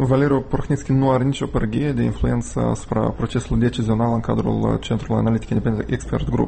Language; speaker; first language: Romanian; native; Romanian